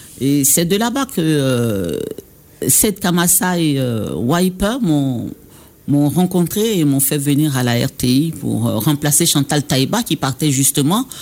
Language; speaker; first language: French; non-native, local second language; Baoulé